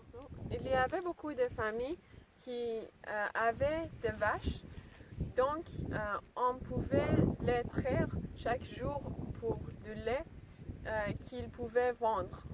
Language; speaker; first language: French; non-native, learner; English